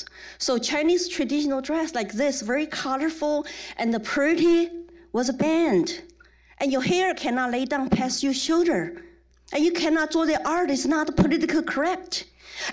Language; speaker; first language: English; non-native, fluent; Chinese